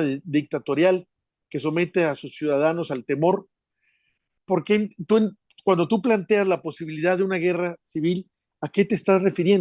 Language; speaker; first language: Spanish; native; Spanish